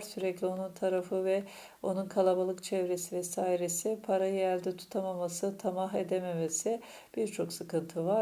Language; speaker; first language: Turkish; native; Turkish